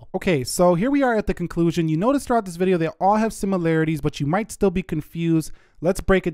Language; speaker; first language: English; native; English